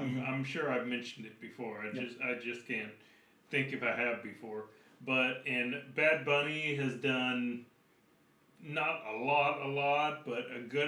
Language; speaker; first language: English; native; English